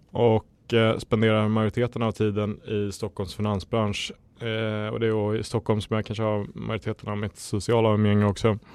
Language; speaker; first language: Swedish; native; Swedish